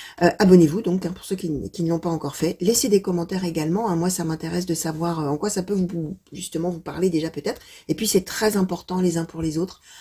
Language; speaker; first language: French; native; French